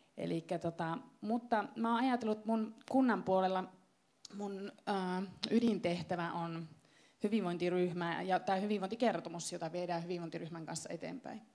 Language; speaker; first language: Finnish; native; Finnish